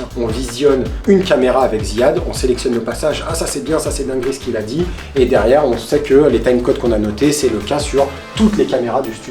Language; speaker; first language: French; native; French